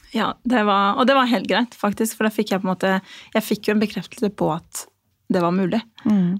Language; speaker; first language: Norwegian; early bilingual, other home language; Albanian